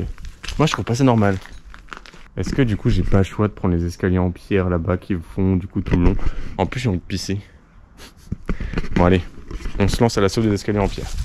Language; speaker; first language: French; native; French